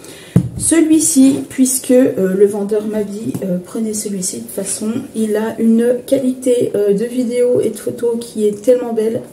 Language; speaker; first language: French; native; French